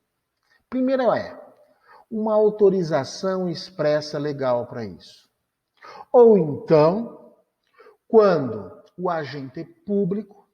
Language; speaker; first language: Portuguese; native; Portuguese